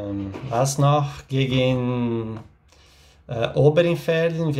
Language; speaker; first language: German; non-native, learner; Portuguese